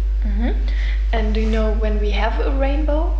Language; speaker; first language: English; non-native, fluent; German